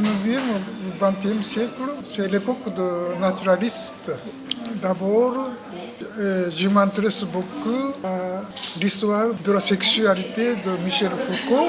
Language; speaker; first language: French; non-native, learner; Japanese